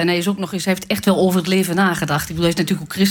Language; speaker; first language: Dutch; native; Dutch